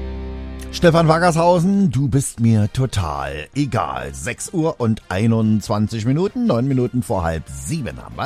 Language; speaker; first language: German; native; German